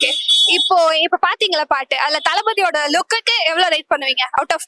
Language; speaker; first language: Tamil; native; Tamil